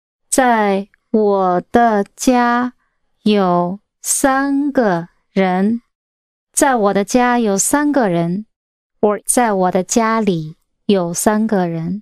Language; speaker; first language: Chinese; non-native, learner; English